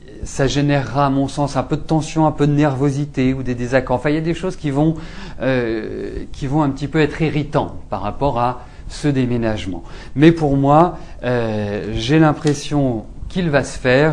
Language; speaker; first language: French; native; French